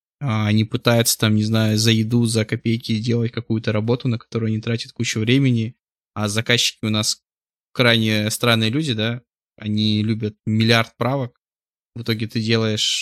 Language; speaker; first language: Russian; native; Russian